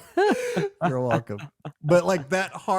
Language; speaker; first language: English; native; English